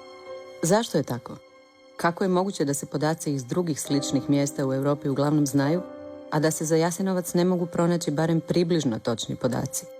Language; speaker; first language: Croatian; native; Croatian